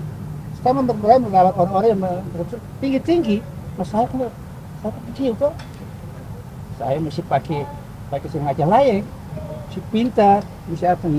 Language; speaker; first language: Indonesian; early bilingual, heritage; Indonesian